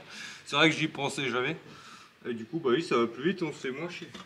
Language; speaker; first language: French; native; French